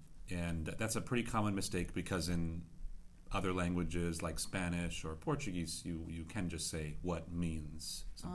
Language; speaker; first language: English; native; English